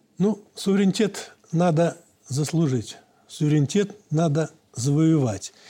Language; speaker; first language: Russian; native; Russian